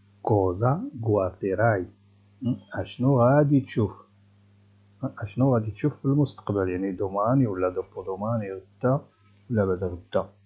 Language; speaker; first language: Italian; non-native, fluent; Arabic